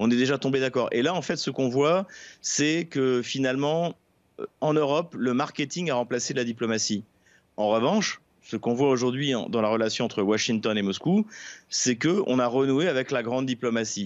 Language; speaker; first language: French; native; French